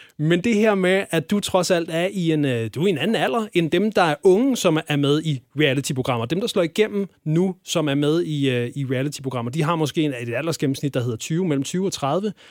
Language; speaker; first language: Danish; native; Danish